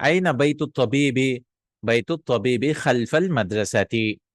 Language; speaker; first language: Arabic; non-native, fluent; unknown